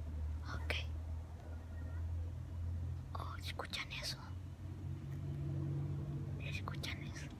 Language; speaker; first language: Spanish; early bilingual, heritage; Spanish